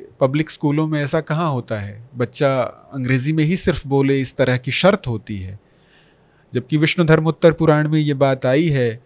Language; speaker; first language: Hindi; non-native, local second language; Bhojpuri